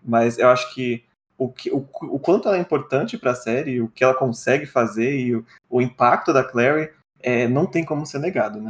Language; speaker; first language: Portuguese; native; Portuguese